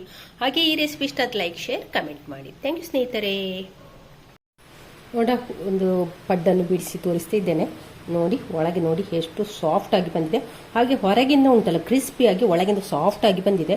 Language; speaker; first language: Kannada; native; Kannada